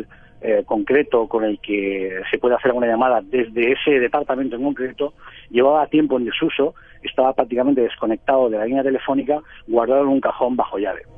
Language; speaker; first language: Spanish; native; Spanish